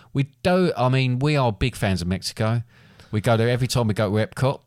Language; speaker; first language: English; native; English